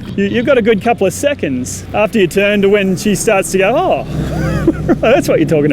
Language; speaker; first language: English; native; English